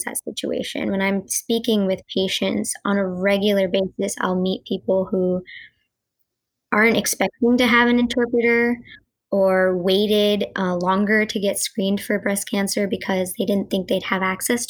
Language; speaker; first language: English; early bilingual, other home language; Gujarati